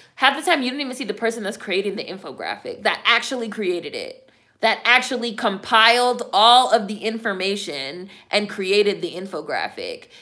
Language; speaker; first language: English; native; English